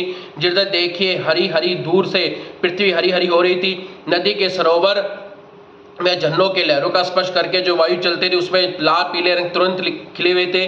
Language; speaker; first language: Hindi; native; Hindi